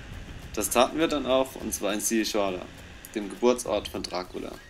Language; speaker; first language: German; native; German